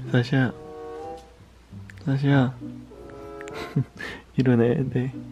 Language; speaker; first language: Korean; native; Korean